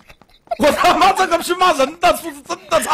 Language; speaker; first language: Chinese; native; Chinese